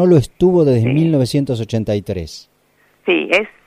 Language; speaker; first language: Spanish; native; Spanish